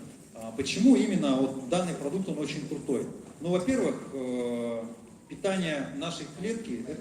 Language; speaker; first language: Russian; native; Russian